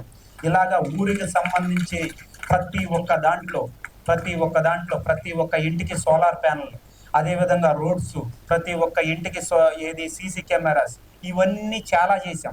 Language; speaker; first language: Telugu; native; Telugu